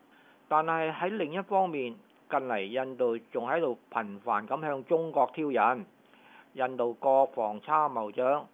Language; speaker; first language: Chinese; non-native, local second language; Cantonese